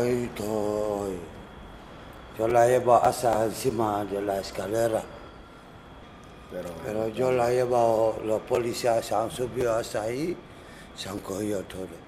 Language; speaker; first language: Spanish; non-native, learner; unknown